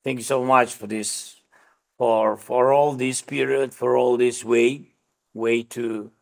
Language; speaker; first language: English; non-native, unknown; Russian